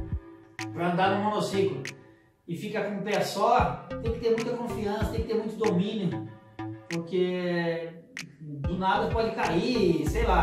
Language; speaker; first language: Portuguese; native; Portuguese